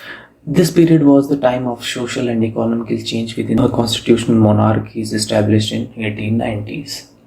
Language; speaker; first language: English; non-native, local second language; Hindi